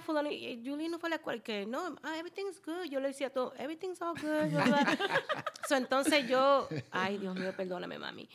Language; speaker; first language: Spanish; early bilingual, heritage; Spanish